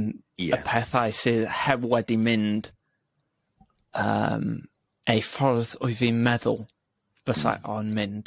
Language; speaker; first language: Welsh; non-native, local second language; English